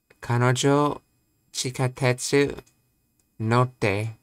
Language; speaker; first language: Japanese; non-native, learner; English